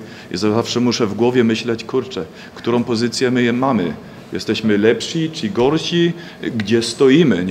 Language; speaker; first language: Polish; non-native, fluent; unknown